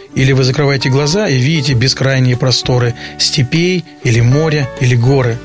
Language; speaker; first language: Russian; native; Russian